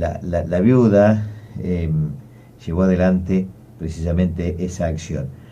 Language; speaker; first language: Spanish; native; Spanish